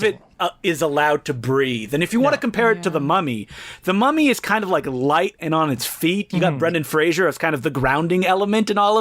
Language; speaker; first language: English; native; English